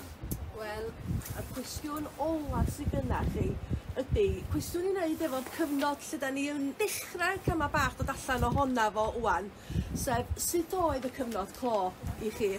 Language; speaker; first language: Welsh; native; Welsh